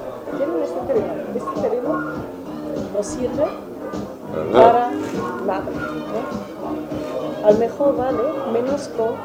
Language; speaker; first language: Spanish; non-native, fluent; German